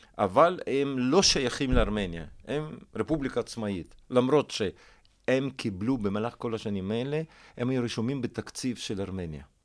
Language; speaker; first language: Hebrew; non-native, fluent; Russian